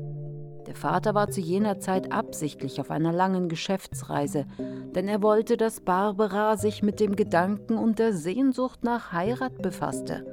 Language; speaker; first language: German; native; German